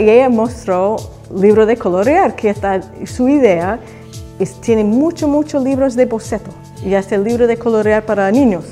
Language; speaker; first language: Spanish; non-native, learner; English